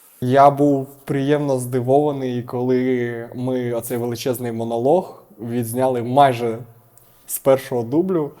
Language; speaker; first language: Ukrainian; native; Ukrainian